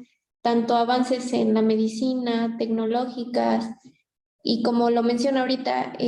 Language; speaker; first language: Spanish; native; Spanish